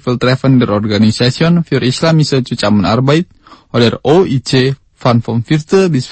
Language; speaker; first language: German; non-native, fluent; Indonesian